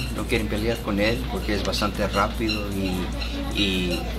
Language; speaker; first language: Spanish; early bilingual, heritage; Spanish